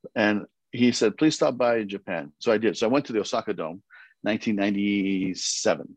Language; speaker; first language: English; early bilingual, other home language; Korean